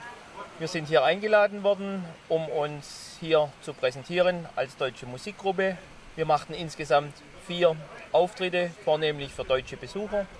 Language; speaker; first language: German; native; German